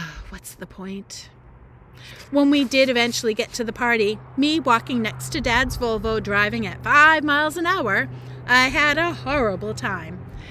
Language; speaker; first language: English; native; English